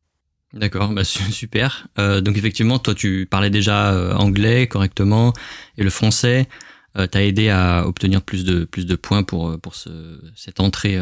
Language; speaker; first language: French; native; French